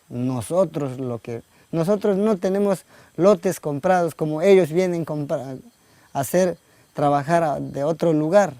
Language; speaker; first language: Spanish; non-native, local second language; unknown